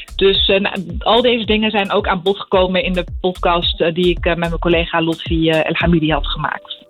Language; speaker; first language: Dutch; early bilingual, other home language; Arabic